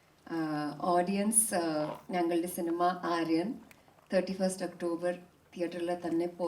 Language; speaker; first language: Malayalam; non-native, learner; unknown